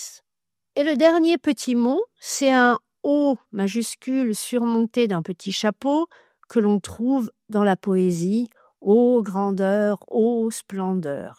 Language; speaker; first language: French; native; French